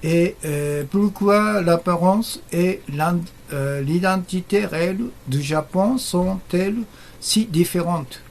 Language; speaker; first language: French; non-native, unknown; Japanese